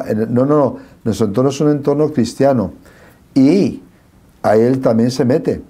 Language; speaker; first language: Spanish; native; Spanish